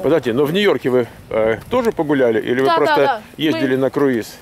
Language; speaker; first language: Russian; native; Russian